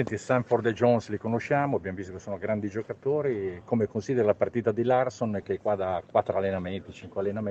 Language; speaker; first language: Italian; native; Italian